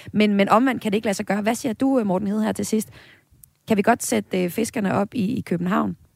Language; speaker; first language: Danish; native; Danish